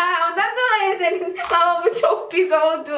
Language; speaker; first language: Turkish; non-native, learner; Indonesian